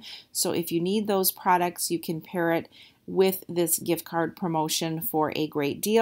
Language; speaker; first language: English; native; English